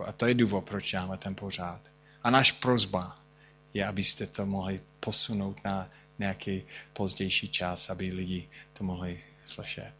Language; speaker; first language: Czech; non-native, fluent; English